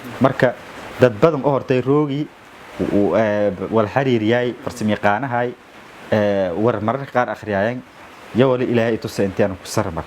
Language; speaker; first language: Somali; non-native, local second language; Maay